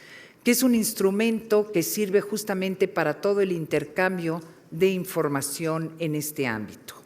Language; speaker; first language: Spanish; native; Spanish